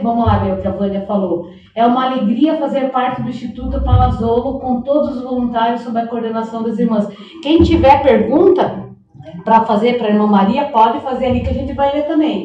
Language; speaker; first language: Portuguese; native; Portuguese